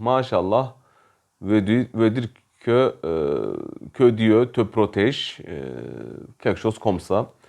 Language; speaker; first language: French; non-native, fluent; Turkish